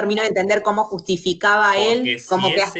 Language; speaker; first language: Spanish; native; Spanish